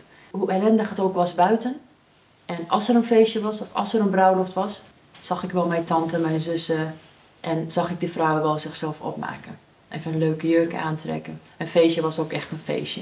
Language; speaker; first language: Dutch; early bilingual, other home language; Persian